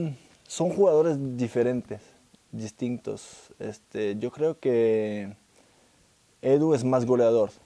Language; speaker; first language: Spanish; non-native, fluent; French